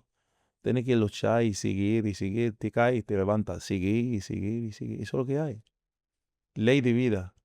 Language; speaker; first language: Spanish; non-native, fluent; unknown